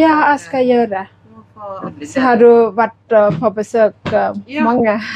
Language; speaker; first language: Norwegian; non-native, learner; Thai